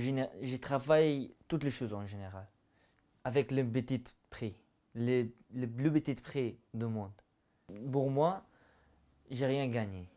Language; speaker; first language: French; non-native, learner; Arabic